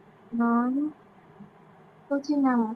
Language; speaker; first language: Italian; non-native, learner; Bangla